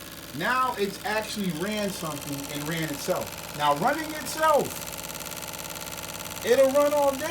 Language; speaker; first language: English; native; English